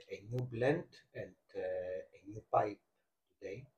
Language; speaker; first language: English; non-native, fluent; Greek